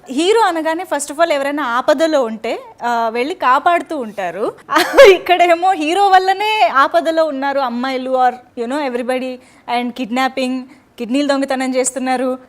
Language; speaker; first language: Telugu; native; Telugu